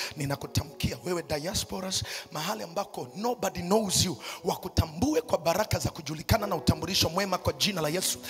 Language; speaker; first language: Swahili; native; Swahili